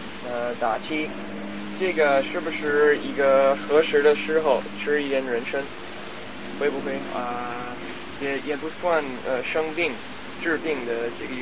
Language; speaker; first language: Chinese; non-native, fluent; English